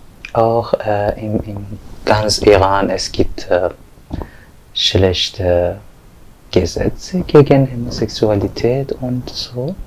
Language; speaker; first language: German; non-native, learner; Persian